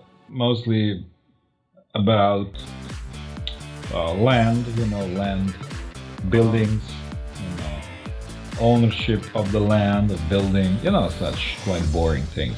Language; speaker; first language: English; non-native, fluent; Croatian